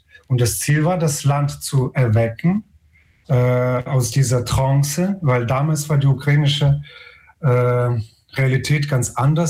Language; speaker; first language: German; non-native, fluent; Ukrainian